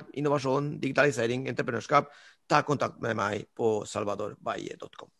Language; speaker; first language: Norwegian; non-native, fluent; Spanish